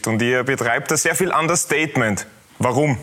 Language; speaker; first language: German; native; German